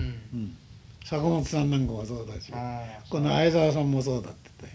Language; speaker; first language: Japanese; native; Japanese